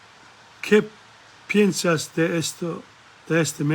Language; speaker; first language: Spanish; non-native, learner; English